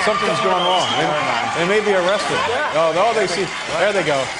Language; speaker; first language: English; native; English